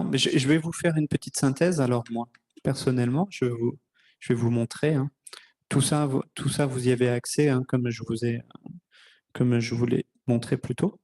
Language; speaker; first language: French; native; French